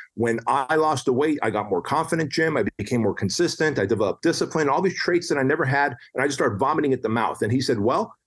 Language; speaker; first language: English; early bilingual, other home language; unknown